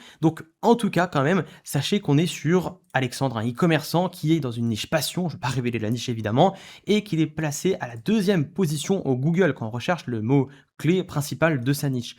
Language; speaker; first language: French; native; French